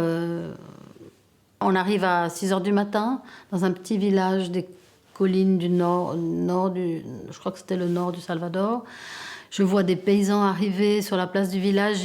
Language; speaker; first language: French; early bilingual, other home language; Italian